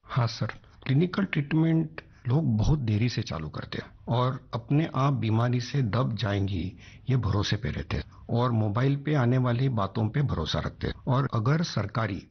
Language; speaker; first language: Hindi; non-native, local second language; Marathi